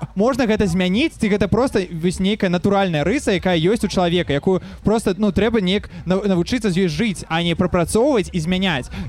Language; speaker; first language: Belarusian; non-native, local second language; Russian